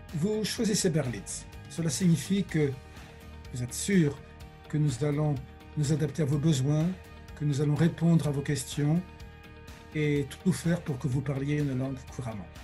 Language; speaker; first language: French; native; French